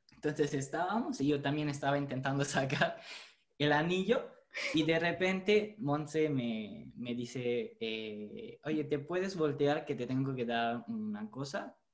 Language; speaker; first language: Spanish; non-native, fluent; Italian